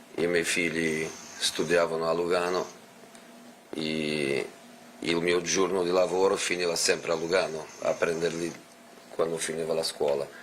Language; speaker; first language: Italian; non-native, fluent; Portuguese